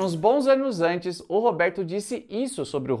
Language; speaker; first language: Portuguese; native; Portuguese